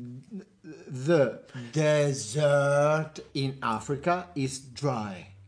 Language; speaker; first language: English; non-native, learner; Italian